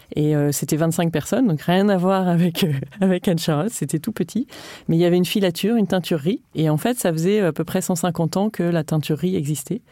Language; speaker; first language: French; native; French